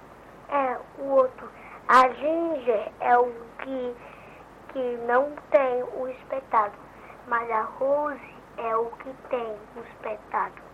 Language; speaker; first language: Portuguese; early bilingual, heritage; Portuguese